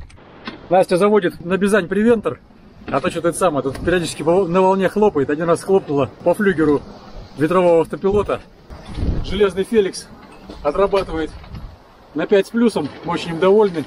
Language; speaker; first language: Russian; native; Russian